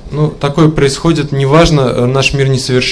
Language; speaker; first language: Russian; native; Russian